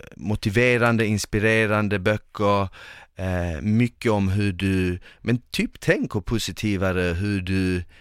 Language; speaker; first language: Swedish; early bilingual, other home language; Bosnian